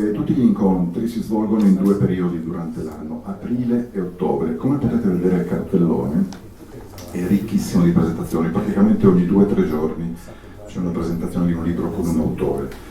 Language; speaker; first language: Italian; native; Italian